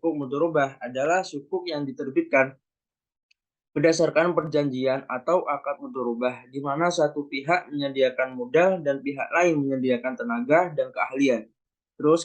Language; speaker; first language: Indonesian; native; Indonesian